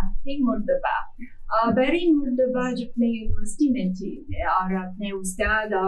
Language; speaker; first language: Hindi; non-native, fluent; Chinese